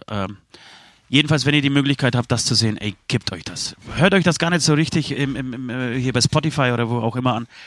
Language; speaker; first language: German; early bilingual, other home language; Polish